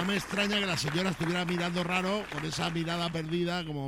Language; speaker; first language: Spanish; native; Spanish